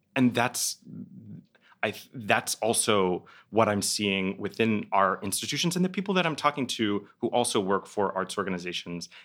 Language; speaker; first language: English; native; English